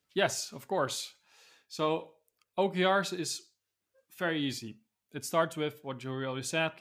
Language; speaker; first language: English; non-native, fluent; Dutch